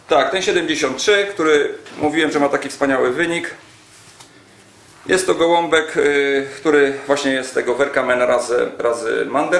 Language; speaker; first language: Polish; native; Polish